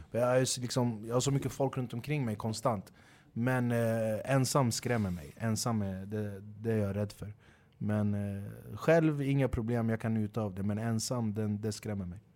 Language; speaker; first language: Swedish; early bilingual, other home language; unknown